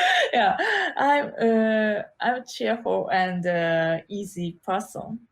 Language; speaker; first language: English; non-native, learner; Japanese